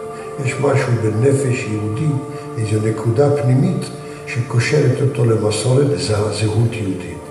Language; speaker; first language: Hebrew; early bilingual, other home language; Yiddish